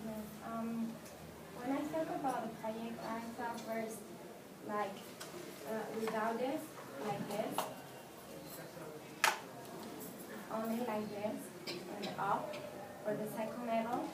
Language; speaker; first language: English; non-native, learner; Spanish